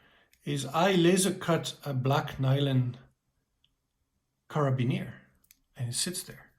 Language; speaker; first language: English; native; English